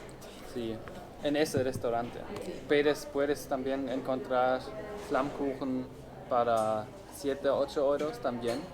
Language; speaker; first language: Spanish; non-native, learner; German